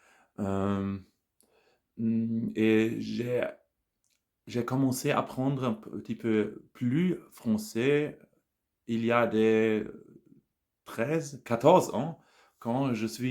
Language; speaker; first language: French; non-native, learner; German